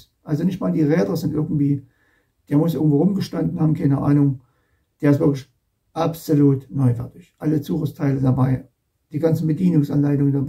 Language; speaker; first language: German; native; German